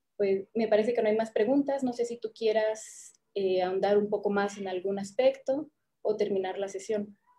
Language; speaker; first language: Spanish; native; Spanish